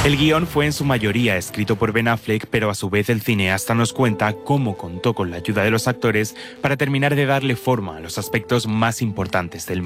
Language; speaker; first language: Spanish; native; Spanish